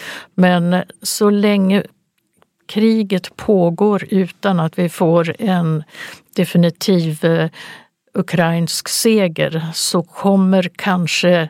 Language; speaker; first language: Swedish; native; Swedish